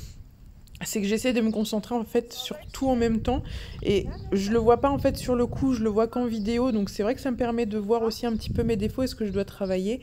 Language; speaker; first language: French; native; French